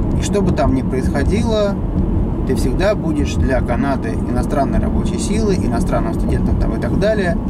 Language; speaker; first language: Russian; native; Russian